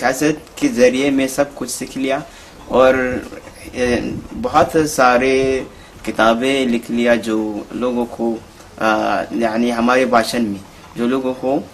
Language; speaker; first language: Hindi; non-native, fluent; Hausa